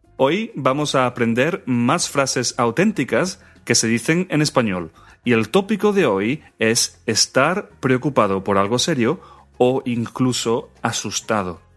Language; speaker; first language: Spanish; native; Spanish